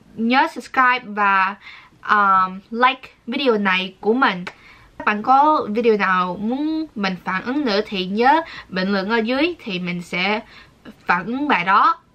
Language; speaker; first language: Vietnamese; early bilingual, heritage; Vietnamese